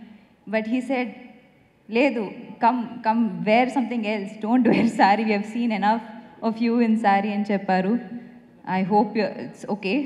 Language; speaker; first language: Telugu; non-native, fluent; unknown